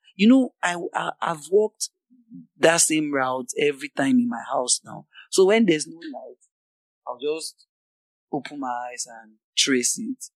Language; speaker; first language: English; non-native, local second language; Yoruba